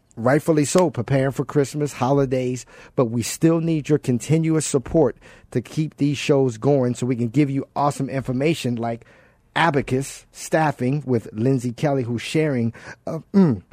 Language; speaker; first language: English; native; English